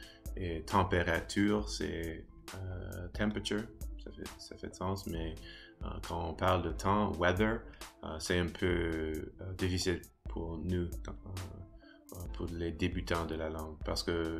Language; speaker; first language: French; non-native, learner; English